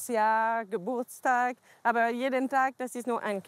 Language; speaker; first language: German; non-native, learner; French